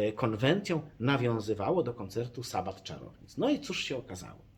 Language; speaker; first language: Polish; native; Polish